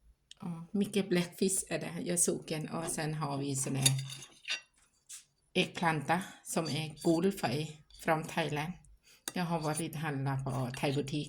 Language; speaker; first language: Swedish; non-native, learner; Thai